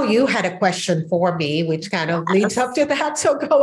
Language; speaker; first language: English; non-native, local second language; Filipino